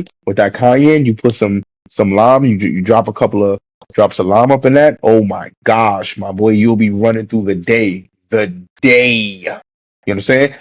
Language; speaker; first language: English; native; English